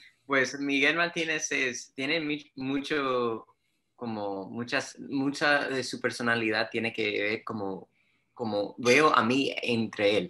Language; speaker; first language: Spanish; early bilingual, heritage; Spanish